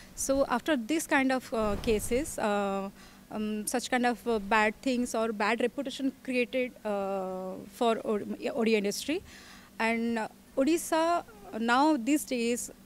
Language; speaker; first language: English; non-native, local second language; Odia